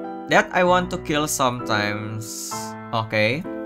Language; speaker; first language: English; non-native, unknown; Indonesian